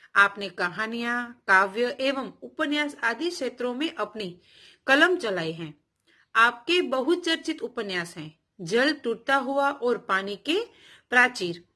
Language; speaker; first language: Hindi; non-native, local second language; Gujarati